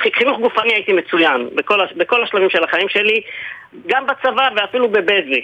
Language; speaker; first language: Hebrew; early bilingual, other home language; Arabic